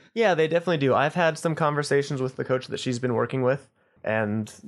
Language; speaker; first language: English; native; English